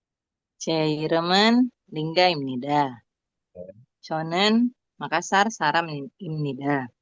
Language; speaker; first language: Korean; non-native, learner; Indonesian